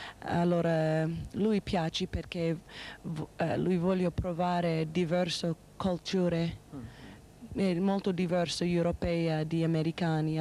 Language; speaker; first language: Italian; non-native, learner; English